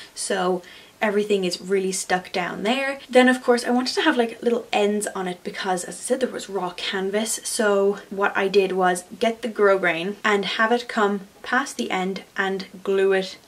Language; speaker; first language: English; native; English